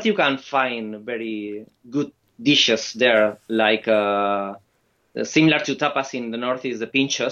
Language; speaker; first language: English; non-native, fluent; Spanish